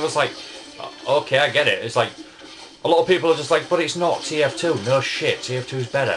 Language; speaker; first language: English; native; English